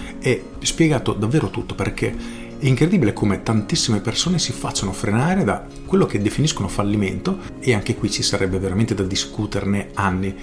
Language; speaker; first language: Italian; native; Italian